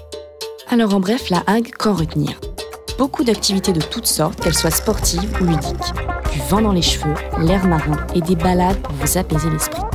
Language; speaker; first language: French; native; French